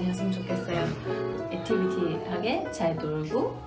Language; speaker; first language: Korean; non-native, learner; Japanese